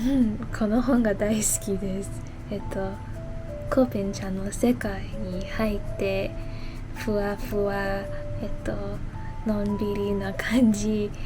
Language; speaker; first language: Japanese; non-native, learner; English